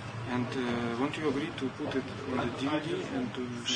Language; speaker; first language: English; non-native, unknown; Russian